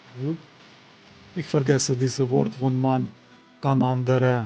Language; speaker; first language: German; non-native, learner; Ukrainian